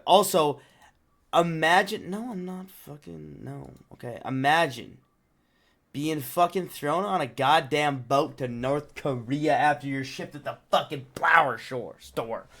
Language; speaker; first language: English; native; English